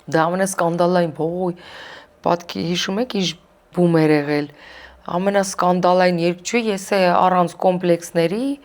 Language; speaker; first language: Armenian; early bilingual, heritage; Armenian